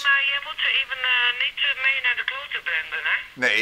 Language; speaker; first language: Dutch; non-native, learner; Serbian